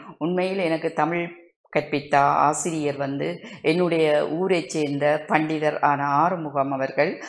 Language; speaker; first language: Tamil; native; Tamil